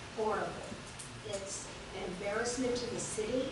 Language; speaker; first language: English; native; English